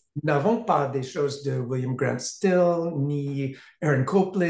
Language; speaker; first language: French; non-native, learner; English